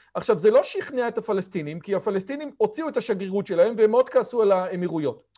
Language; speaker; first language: Hebrew; native; Hebrew